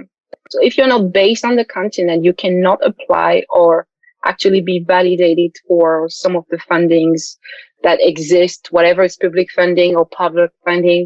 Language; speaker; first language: English; non-native, local second language; French